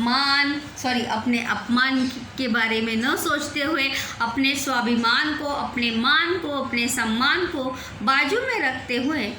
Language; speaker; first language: Hindi; non-native, local second language; Marathi